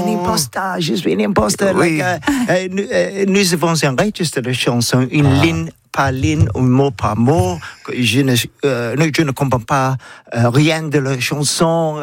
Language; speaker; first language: French; non-native, learner; English